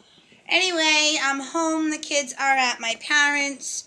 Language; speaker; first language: English; native; English